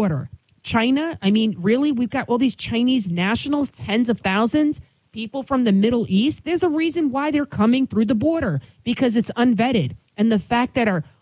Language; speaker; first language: English; early bilingual, other home language; Albanian